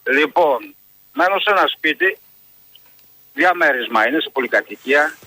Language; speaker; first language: Greek; native; Greek